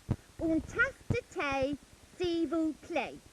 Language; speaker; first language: French; non-native, learner; English